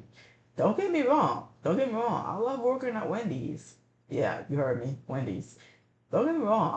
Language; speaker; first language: English; native; English